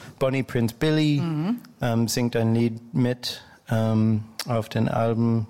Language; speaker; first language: German; non-native, fluent; English